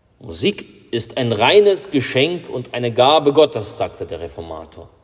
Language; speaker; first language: German; non-native, fluent; Russian